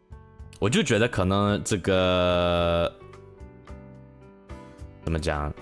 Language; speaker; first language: Chinese; non-native, learner; English